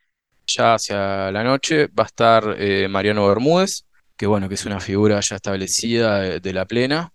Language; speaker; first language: Spanish; native; Spanish